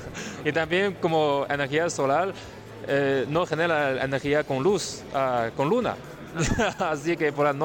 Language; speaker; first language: Spanish; non-native, learner; Chinese